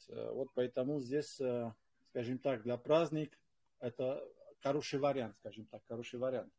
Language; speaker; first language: Russian; non-native, fluent; French